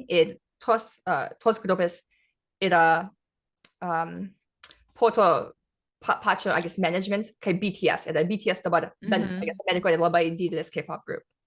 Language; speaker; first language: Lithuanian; early bilingual, heritage; English